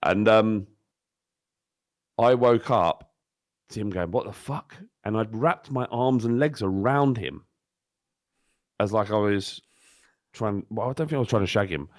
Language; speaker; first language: English; native; English